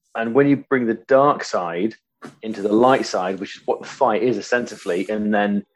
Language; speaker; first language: English; native; English